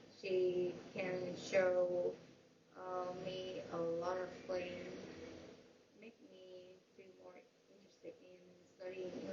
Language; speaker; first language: English; non-native, learner; Vietnamese